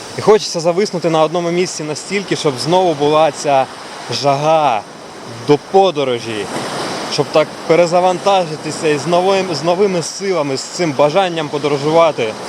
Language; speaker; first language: Ukrainian; non-native, local second language; Russian